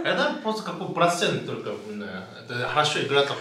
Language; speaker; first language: Russian; non-native, learner; Korean